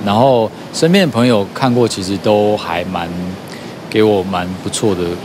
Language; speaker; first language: Chinese; native; Chinese